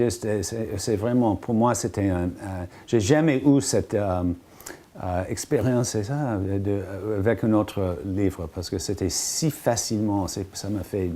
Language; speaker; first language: French; non-native, fluent; English